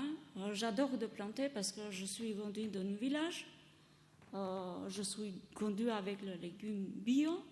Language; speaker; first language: French; non-native, learner; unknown